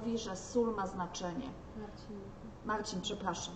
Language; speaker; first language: Polish; native; Polish